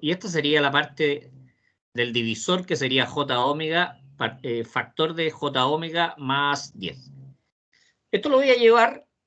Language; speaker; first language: Spanish; native; Spanish